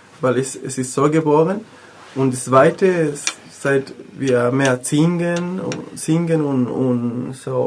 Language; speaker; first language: German; non-native, learner; Spanish